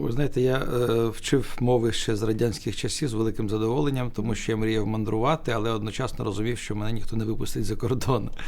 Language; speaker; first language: Ukrainian; non-native, local second language; Russian